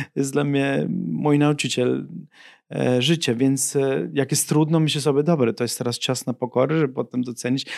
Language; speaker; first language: Polish; non-native, fluent; Italian